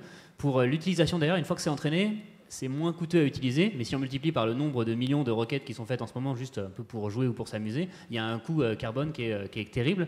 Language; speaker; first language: French; native; French